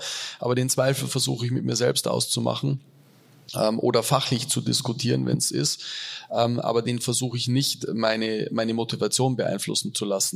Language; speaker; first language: German; native; German